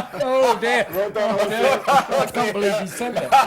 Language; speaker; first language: English; native; English